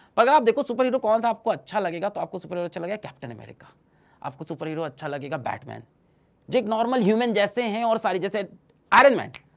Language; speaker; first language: Hindi; native; Hindi